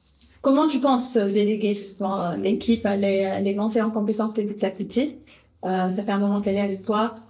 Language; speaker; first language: French; native; French